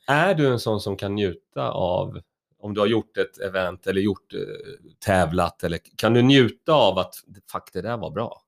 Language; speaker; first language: Swedish; native; Swedish